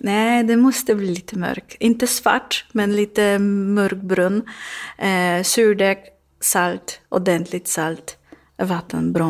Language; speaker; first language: Swedish; non-native, learner; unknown